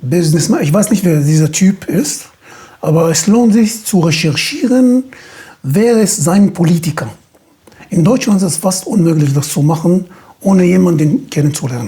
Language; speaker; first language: German; non-native, fluent; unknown